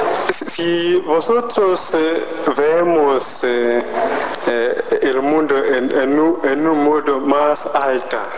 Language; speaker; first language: Spanish; non-native, learner; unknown